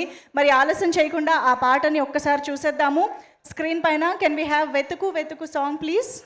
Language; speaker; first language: Telugu; native; Telugu